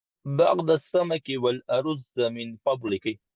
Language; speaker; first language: Arabic; non-native, learner; English